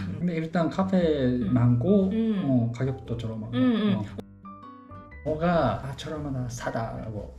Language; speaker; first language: Korean; non-native, learner; Japanese